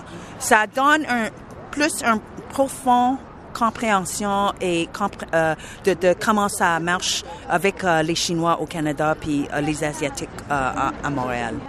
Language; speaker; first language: French; non-native, local second language; English